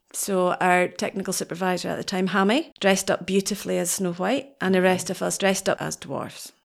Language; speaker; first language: English; native; English